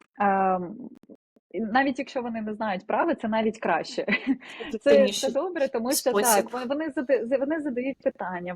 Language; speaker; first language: Ukrainian; non-native, local second language; Russian